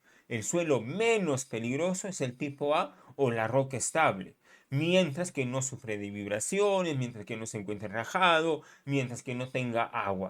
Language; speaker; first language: Spanish; native; Spanish